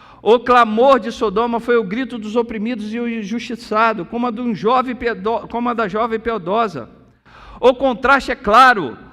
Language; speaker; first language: Portuguese; native; Portuguese